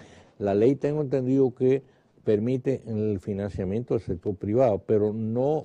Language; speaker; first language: Spanish; native; Spanish